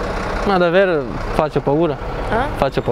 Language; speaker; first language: Italian; non-native, learner; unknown